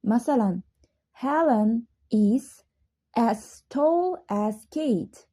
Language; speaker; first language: English; non-native, fluent; Uzbek